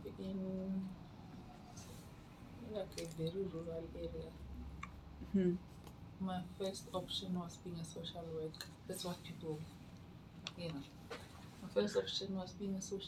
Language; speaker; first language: English; non-native, local second language; Tswana